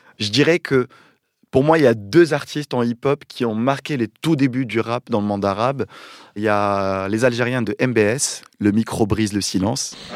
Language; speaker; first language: French; non-native, local second language; Arabic